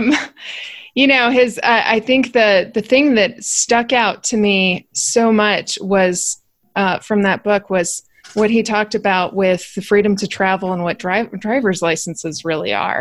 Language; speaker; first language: English; native; English